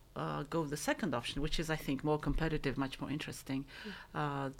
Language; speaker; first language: English; non-native, fluent; Mongolian